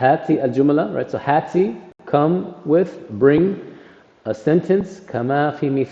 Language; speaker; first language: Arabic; non-native, fluent; English